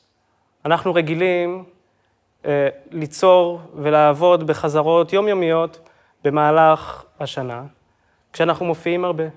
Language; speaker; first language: Hebrew; native; Hebrew